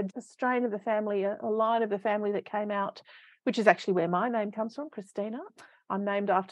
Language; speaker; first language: English; native; English